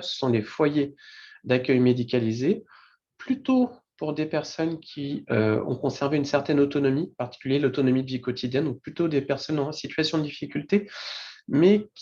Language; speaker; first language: French; native; French